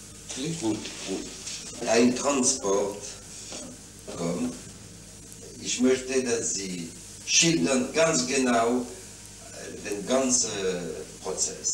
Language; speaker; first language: German; non-native, fluent; French